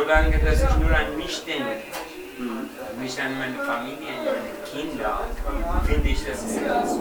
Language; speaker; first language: German; non-native, learner; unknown